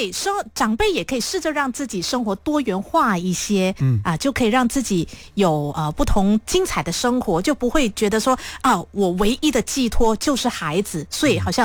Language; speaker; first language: Chinese; native; Chinese